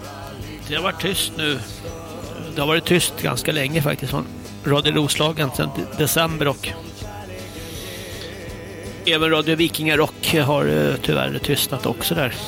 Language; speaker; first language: Swedish; native; Swedish